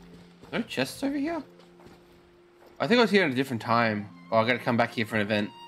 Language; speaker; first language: English; native; English